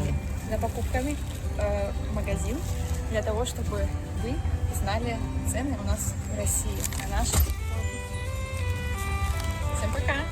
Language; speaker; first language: Russian; native; Russian